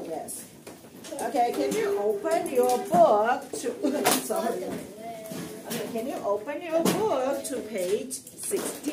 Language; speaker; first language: English; non-native, fluent; Chinese